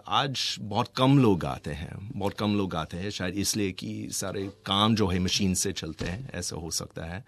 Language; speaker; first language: Hindi; non-native, fluent; English